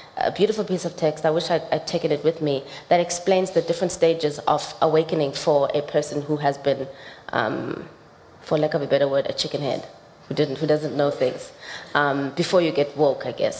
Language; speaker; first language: English; non-native, local second language; Xhosa